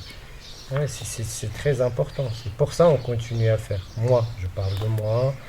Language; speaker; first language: French; non-native, local second language; Arabic